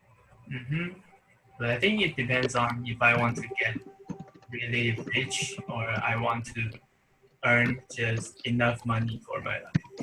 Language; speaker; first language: English; non-native, learner; Chinese